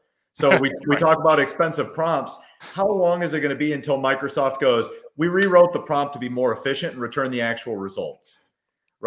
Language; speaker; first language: English; native; English